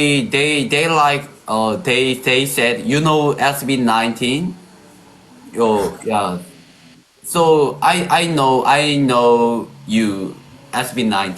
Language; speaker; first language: English; non-native, learner; Korean